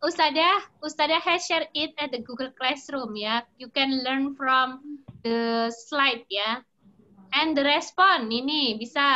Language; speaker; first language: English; non-native, fluent; Indonesian